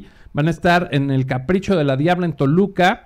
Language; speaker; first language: Spanish; native; Spanish